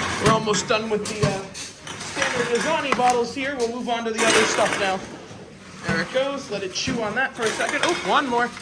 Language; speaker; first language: English; native; English